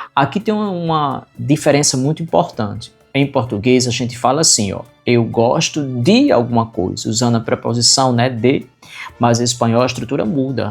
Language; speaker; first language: Portuguese; non-native, fluent; Spanish